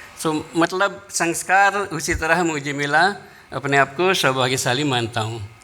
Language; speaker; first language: Hindi; non-native, fluent; Balinese